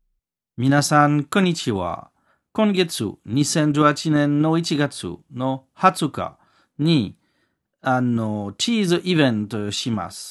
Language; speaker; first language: Japanese; non-native, learner; French